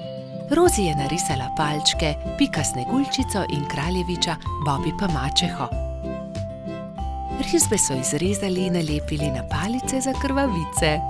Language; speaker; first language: Slovenian; native; Slovenian